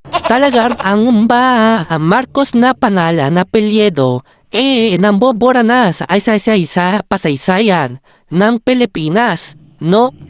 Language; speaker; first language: Filipino; native; Filipino